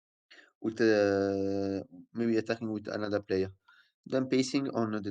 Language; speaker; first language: English; non-native, learner; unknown